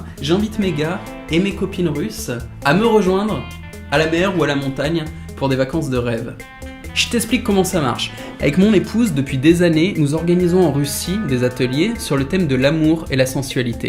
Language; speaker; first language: French; native; French